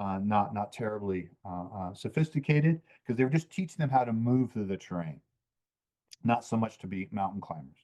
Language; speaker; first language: English; native; English